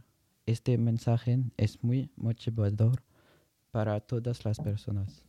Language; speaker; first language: Spanish; non-native, learner; French